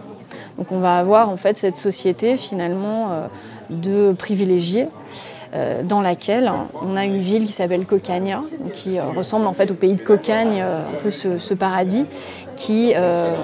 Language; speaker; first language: French; native; French